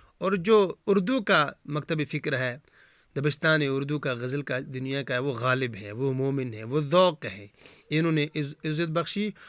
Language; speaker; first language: Urdu; native; Urdu